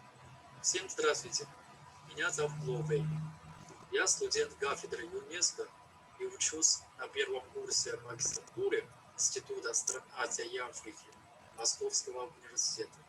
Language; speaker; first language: Russian; non-native, fluent; Chinese